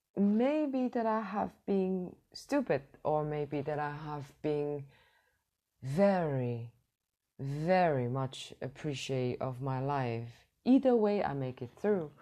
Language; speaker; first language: English; non-native, fluent; Cantonese